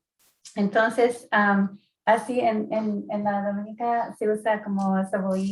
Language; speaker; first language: Spanish; early bilingual, heritage; Spanish